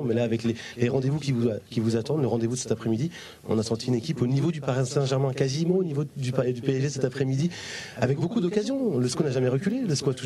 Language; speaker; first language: French; native; French